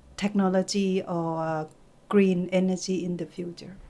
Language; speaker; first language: English; non-native, learner; Thai